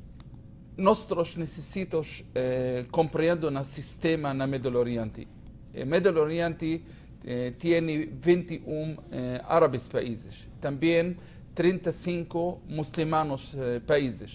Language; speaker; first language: Spanish; non-native, learner; Hebrew